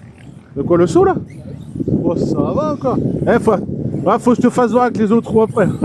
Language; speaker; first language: French; native; French